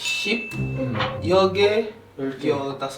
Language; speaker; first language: Korean; non-native, learner; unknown